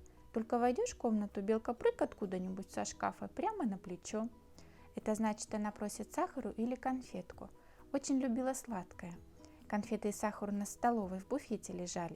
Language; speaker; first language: Russian; native; Russian